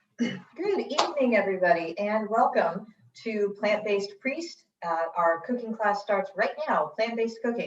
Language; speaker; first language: English; native; English